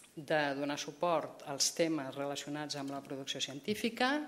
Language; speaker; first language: Catalan; native; Catalan